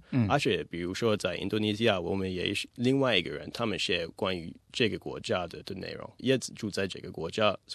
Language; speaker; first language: Chinese; non-native, fluent; English